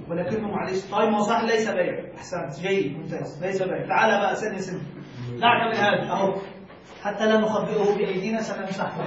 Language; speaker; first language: Arabic; native; Arabic